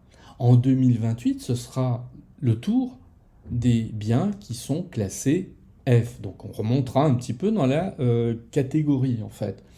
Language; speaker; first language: French; native; French